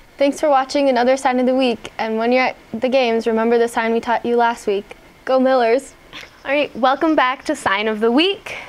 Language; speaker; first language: English; native; English